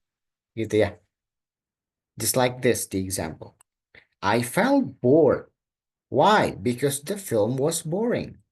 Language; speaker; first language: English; non-native, local second language; Indonesian